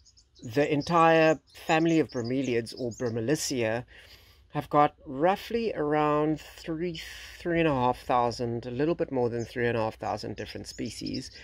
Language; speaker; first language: English; native; English